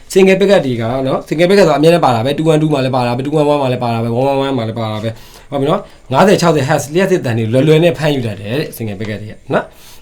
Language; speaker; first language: Burmese; native; Burmese